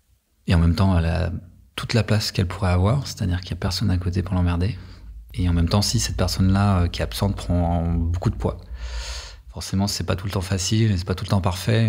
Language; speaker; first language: French; native; French